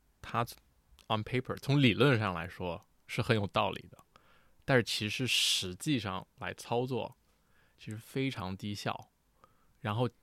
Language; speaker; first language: Chinese; early bilingual, heritage; Chinese